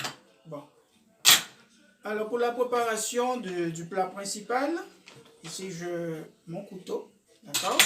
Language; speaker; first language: French; non-native, local second language; Haitian Creole